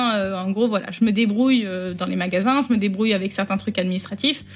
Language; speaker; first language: French; native; French